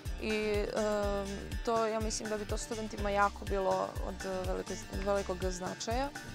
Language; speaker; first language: Croatian; non-native, fluent; Macedonian